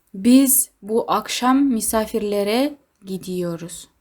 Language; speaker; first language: Turkish; non-native, fluent; Kazakh